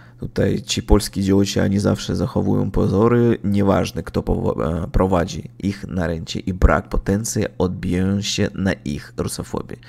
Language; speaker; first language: Polish; non-native, learner; Russian